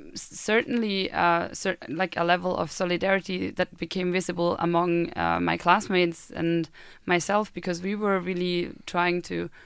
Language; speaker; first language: English; non-native, fluent; German